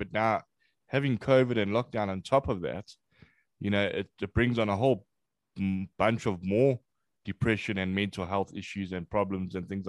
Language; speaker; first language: English; native; English